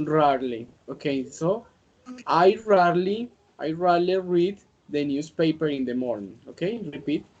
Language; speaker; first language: English; non-native, learner; Spanish